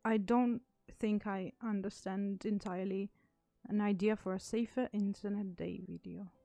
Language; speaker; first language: English; non-native, fluent; Italian